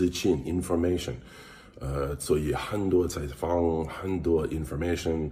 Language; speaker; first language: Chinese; non-native, learner; English